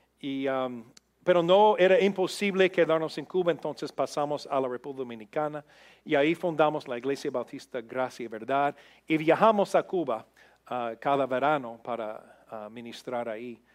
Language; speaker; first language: Spanish; non-native, fluent; English